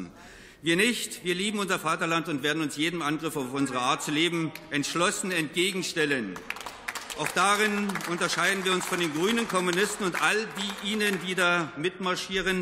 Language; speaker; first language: German; native; German